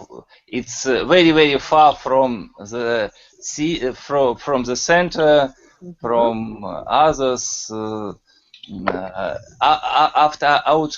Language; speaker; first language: English; non-native, learner; Russian